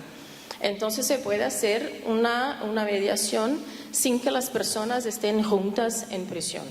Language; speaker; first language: Spanish; non-native, fluent; Portuguese